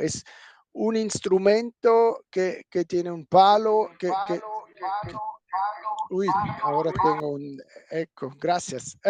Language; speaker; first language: Spanish; non-native, fluent; German